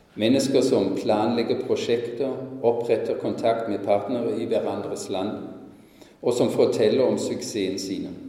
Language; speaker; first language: Norwegian; non-native, fluent; German